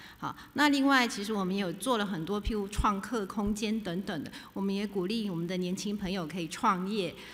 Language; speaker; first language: Chinese; native; Chinese